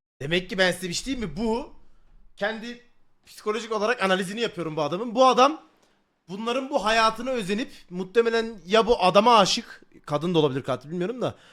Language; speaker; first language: Turkish; native; Turkish